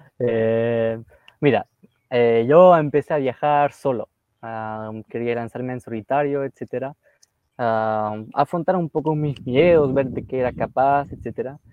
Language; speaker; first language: Spanish; non-native, fluent; French